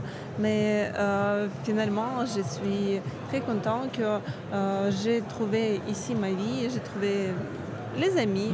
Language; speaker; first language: French; non-native, learner; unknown